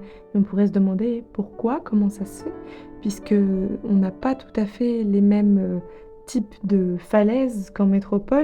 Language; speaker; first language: French; native; French